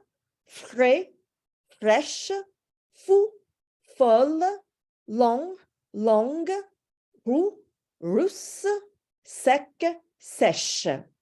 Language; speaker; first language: French; non-native, fluent; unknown